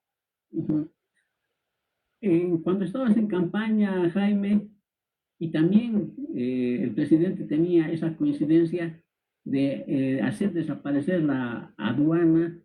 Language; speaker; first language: Spanish; native; Spanish